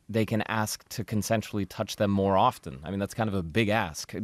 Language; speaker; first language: English; native; English